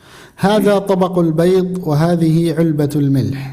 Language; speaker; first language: Arabic; non-native, fluent; Indonesian